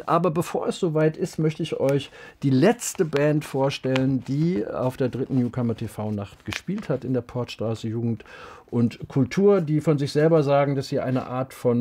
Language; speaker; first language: German; native; German